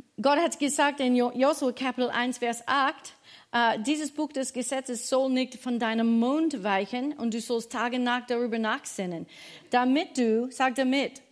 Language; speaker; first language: German; non-native, fluent; English